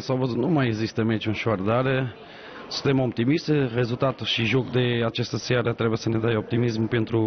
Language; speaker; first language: Romanian; non-native, learner; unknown